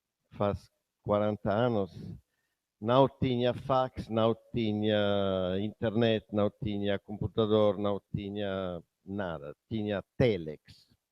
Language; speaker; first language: Portuguese; non-native, fluent; Italian